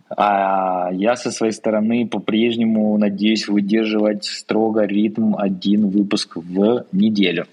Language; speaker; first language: Russian; native; Russian